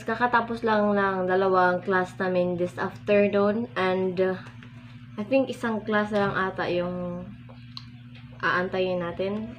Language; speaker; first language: Filipino; non-native, local second language; Cebuano